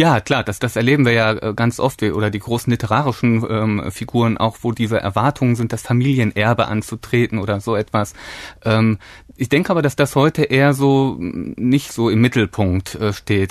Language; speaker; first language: German; native; German